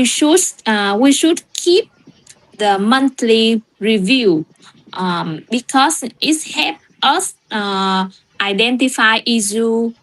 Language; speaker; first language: English; non-native, learner; Vietnamese